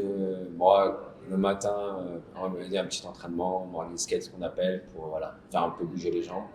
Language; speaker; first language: French; native; French